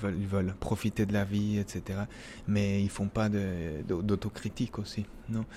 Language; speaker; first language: French; non-native, fluent; Spanish